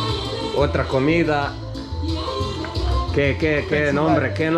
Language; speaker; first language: Spanish; non-native, learner; Croatian